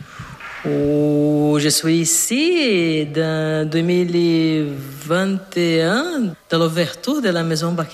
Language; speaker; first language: French; non-native, fluent; Portuguese